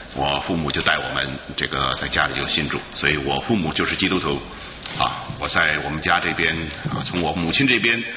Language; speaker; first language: Chinese; native; Chinese